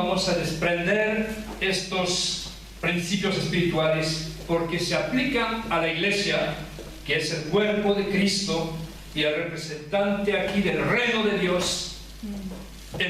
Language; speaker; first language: Spanish; early bilingual, heritage; French